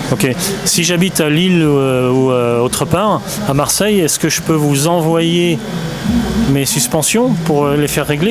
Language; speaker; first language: French; native; French